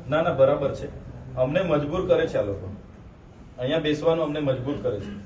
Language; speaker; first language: Gujarati; non-native, local second language; Vasavi